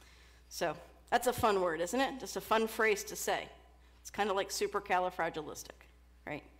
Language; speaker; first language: English; native; English